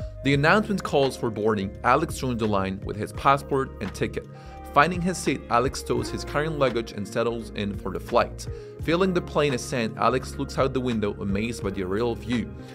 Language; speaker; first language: English; non-native, fluent; French